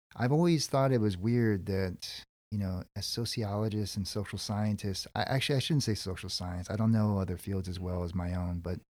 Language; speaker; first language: English; native; English